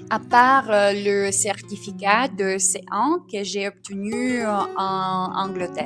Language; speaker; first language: French; non-native, fluent; Russian